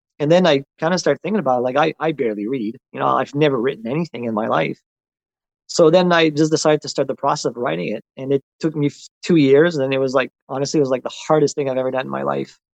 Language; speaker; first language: English; non-native, local second language; French